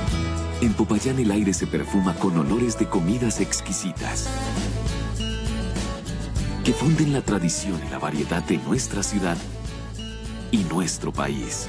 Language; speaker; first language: Spanish; native; Spanish